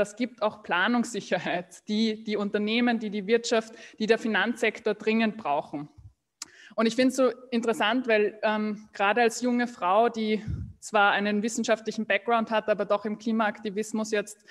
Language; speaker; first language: German; native; German